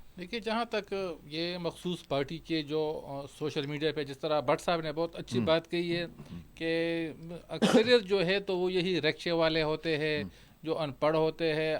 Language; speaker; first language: Urdu; non-native, local second language; Pashto